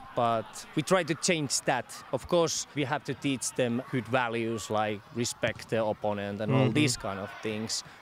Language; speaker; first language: English; non-native, fluent; Finnish